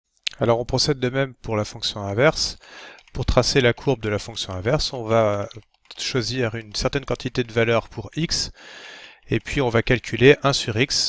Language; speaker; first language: French; native; French